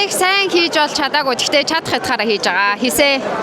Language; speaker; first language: Mongolian; native; Mongolian